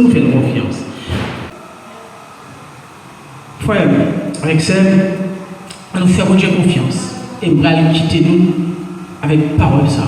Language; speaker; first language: French; non-native, local second language; Haitian Creole